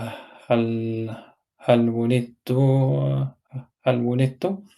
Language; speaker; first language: Arabic; non-native, learner; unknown